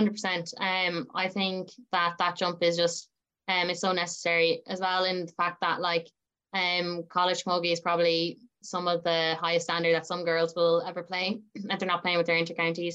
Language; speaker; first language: English; native; English